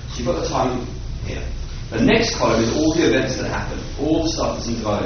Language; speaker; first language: English; native; English